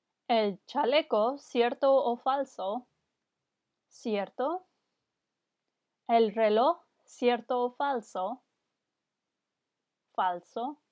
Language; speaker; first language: Spanish; non-native, fluent; English